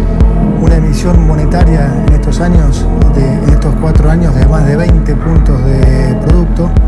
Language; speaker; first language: Spanish; native; Spanish